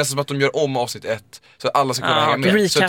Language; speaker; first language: Swedish; native; Swedish